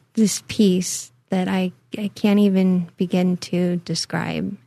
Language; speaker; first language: English; native; English